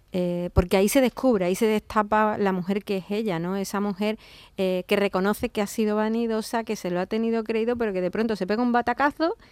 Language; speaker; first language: Spanish; native; Spanish